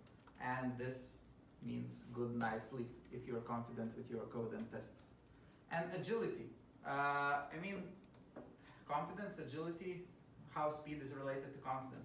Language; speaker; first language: English; non-native, fluent; Lithuanian